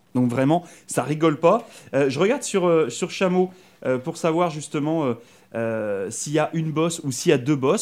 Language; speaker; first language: French; native; French